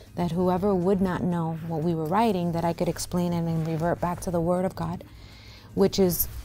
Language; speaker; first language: English; early bilingual, other home language; Spanish